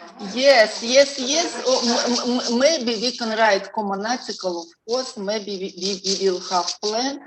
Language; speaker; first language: English; non-native, learner; Russian